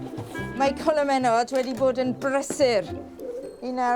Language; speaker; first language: Welsh; non-native, local second language; English